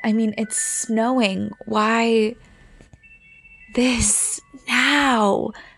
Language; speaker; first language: English; early bilingual, other home language; Spanish